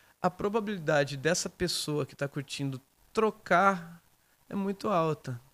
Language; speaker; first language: Portuguese; native; Portuguese